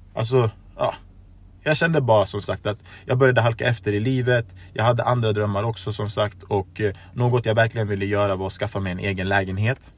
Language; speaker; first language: Swedish; early bilingual, other home language; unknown